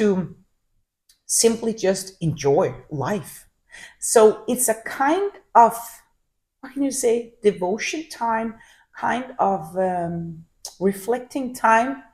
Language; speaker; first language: English; non-native, fluent; Danish